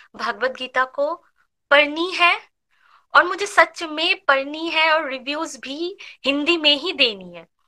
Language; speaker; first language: Hindi; non-native, local second language; Bangla